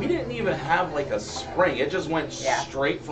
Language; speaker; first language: English; native; English